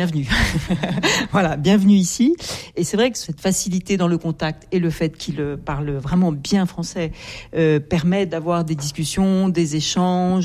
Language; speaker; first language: French; native; French